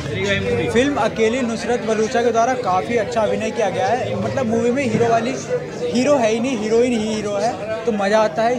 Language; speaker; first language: Hindi; native; Hindi